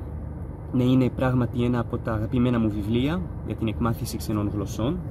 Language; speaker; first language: Greek; non-native, fluent; Arabic